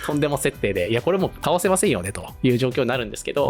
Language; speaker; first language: Japanese; native; Japanese